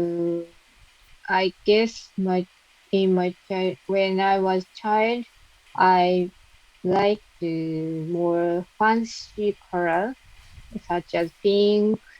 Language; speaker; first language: English; non-native, learner; Japanese